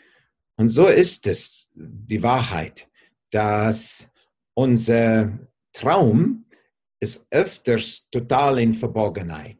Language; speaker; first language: German; non-native, fluent; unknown